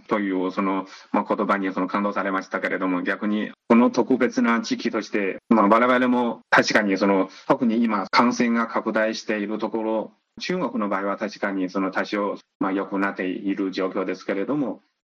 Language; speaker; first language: Japanese; non-native, fluent; Chinese